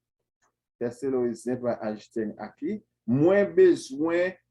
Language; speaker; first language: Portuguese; non-native, fluent; Haitian Creole